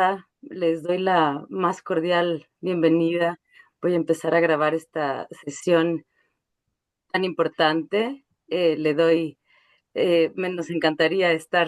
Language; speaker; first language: Spanish; native; Spanish